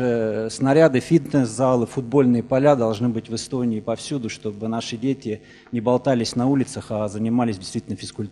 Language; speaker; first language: Russian; native; Russian